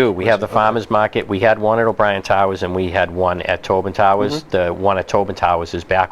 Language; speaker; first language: English; native; English